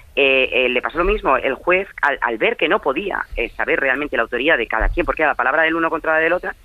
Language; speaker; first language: Spanish; native; Spanish